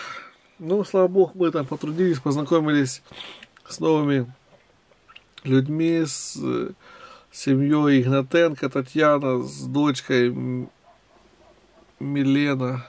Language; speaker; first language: Russian; native; Russian